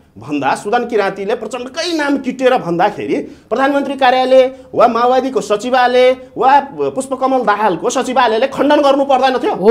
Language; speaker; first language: Nepali; non-native, local second language; Maithili